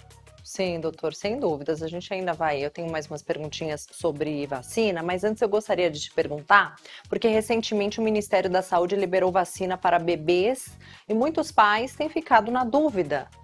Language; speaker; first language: Portuguese; native; Portuguese